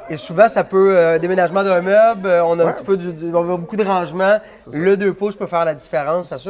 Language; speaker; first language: French; native; French